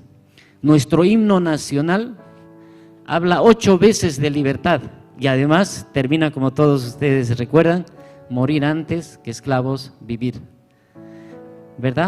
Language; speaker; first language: Spanish; native; Spanish